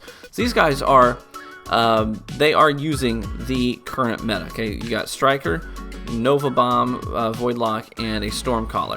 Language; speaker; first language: English; native; English